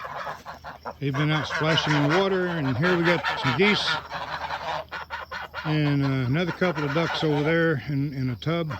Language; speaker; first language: English; native; English